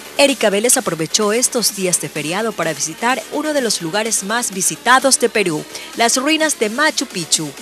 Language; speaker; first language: Spanish; native; Spanish